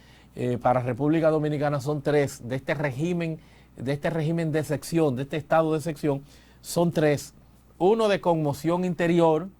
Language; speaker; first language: Spanish; native; Spanish